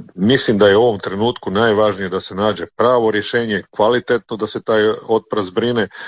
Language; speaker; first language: Croatian; native; Croatian